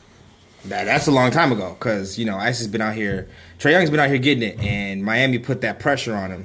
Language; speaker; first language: English; native; English